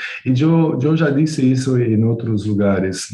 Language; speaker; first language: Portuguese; non-native, fluent; Spanish